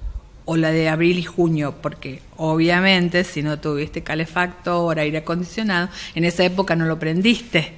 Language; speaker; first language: Spanish; native; Spanish